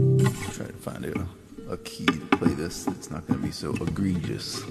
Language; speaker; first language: English; native; English